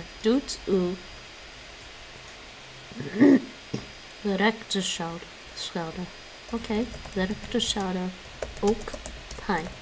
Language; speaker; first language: Dutch; non-native, learner; English